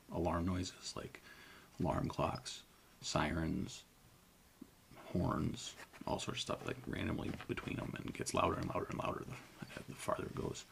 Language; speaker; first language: English; native; English